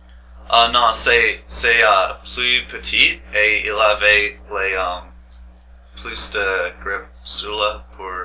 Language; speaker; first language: French; non-native, learner; English